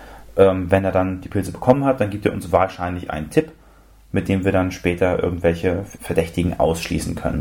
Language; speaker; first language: German; native; German